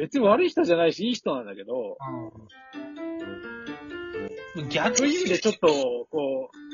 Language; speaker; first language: Japanese; native; Japanese